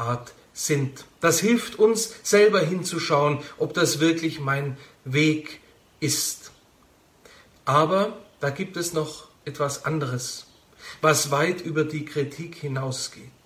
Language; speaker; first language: German; native; German